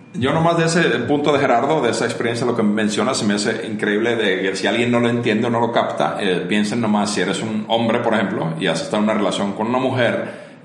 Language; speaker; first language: Spanish; non-native, fluent; Finnish